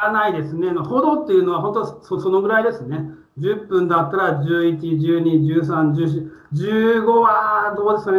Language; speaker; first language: Japanese; non-native, fluent; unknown